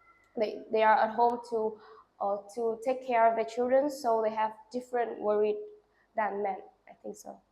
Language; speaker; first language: English; non-native, learner; Vietnamese